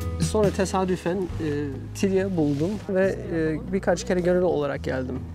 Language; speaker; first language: Turkish; non-native, fluent; English